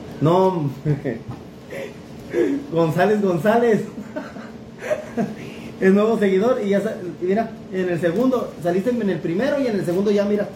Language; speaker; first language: Spanish; native; Spanish